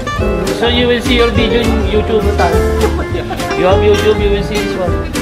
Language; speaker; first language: English; non-native, local second language; Filipino